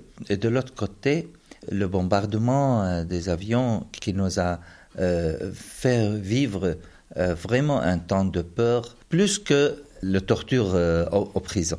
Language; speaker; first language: French; non-native, fluent; Arabic